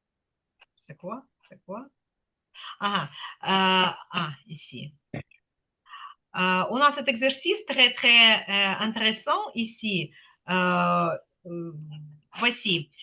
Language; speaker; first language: French; non-native, fluent; Ukrainian